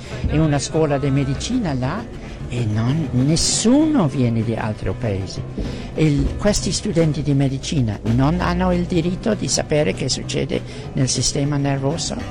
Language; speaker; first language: Italian; non-native, learner; English